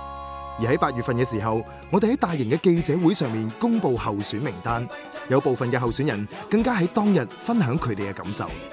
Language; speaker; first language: Cantonese; native; Cantonese